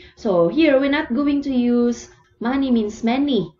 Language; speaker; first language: English; non-native, local second language; Cebuano